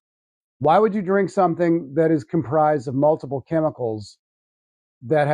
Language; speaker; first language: English; native; English